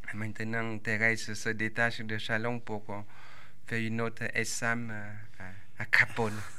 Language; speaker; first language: French; non-native, fluent; Vietnamese